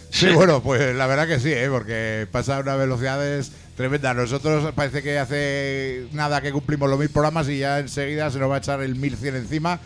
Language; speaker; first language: Spanish; native; Spanish